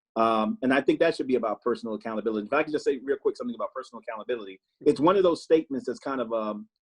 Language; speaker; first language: English; native; English